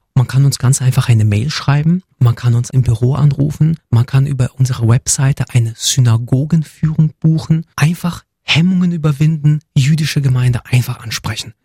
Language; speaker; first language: German; early bilingual, other home language; Russian